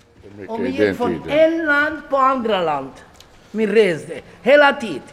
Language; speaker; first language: Swedish; non-native, learner; Romany